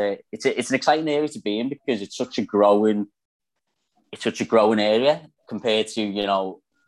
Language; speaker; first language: English; native; English